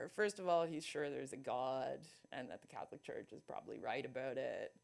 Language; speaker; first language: English; native; English